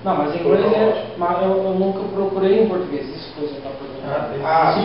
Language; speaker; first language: Portuguese; non-native, learner; English